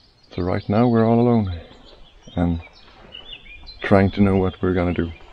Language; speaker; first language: English; non-native, fluent; Swedish